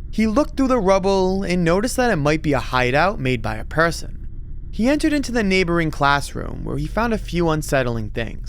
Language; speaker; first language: English; native; English